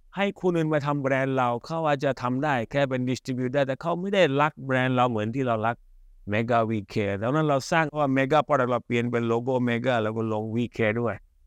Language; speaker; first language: Thai; early bilingual, other home language; Hindi